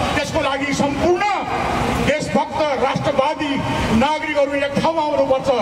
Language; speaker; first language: Nepali; native; Nepali